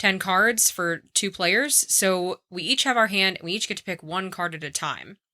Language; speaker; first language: English; native; English